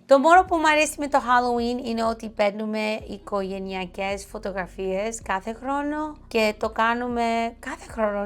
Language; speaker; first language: Greek; early bilingual, heritage; Greek